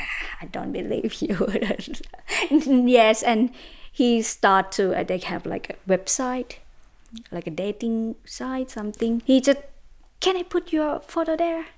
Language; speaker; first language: English; non-native, learner; Thai